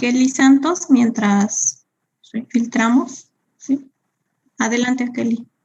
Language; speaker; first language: Spanish; native; Spanish